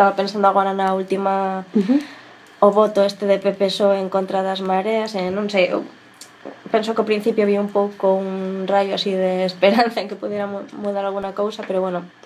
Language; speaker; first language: Galician; non-native, local second language; Spanish